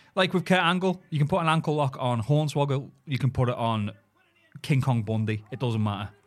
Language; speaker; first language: English; native; English